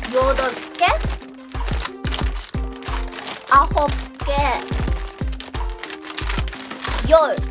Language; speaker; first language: Korean; non-native, learner; Japanese